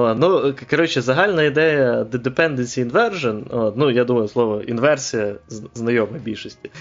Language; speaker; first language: Ukrainian; non-native, local second language; Russian